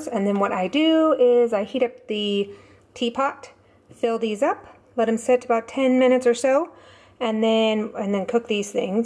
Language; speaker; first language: English; native; English